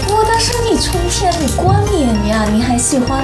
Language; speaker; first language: Chinese; non-native, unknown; Thai